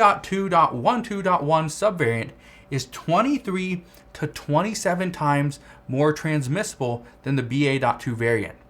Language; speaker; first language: English; native; English